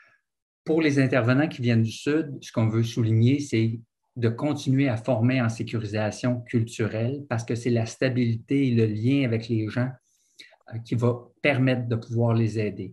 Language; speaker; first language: French; native; French